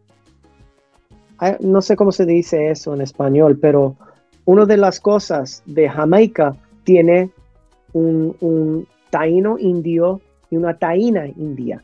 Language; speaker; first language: Spanish; early bilingual, heritage; Spanish